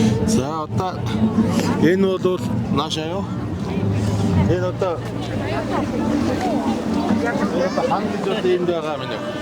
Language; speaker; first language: Mongolian; non-native, local second language; Kazakh